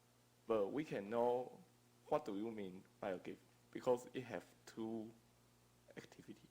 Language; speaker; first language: English; non-native, learner; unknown